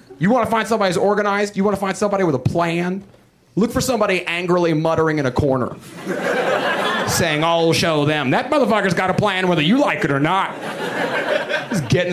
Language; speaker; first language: English; native; English